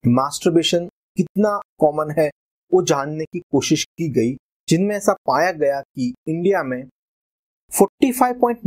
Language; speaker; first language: Hindi; non-native, local second language; Gujarati